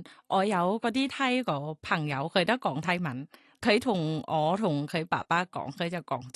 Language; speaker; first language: Cantonese; non-native, fluent; Thai